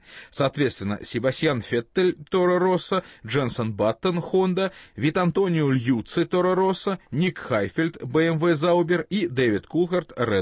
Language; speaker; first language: Russian; native; Russian